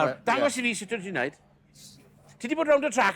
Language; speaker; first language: Welsh; native; Welsh